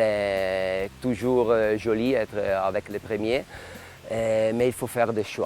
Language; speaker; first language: French; non-native, local second language; Italian